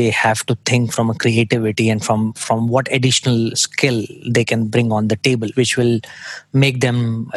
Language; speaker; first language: English; non-native, local second language; Hindi